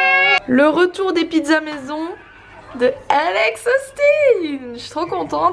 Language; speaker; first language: French; native; French